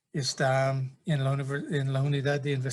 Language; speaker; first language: Spanish; non-native, fluent; English